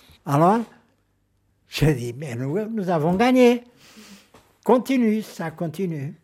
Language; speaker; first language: French; non-native, fluent; Portuguese